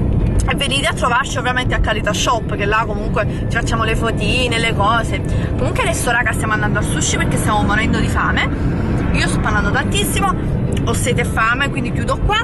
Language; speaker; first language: Italian; native; Italian